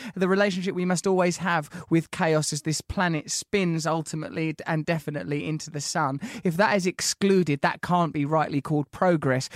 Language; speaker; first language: English; native; English